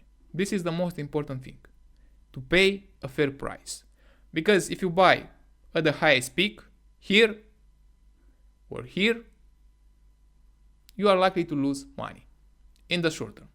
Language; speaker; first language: English; non-native, fluent; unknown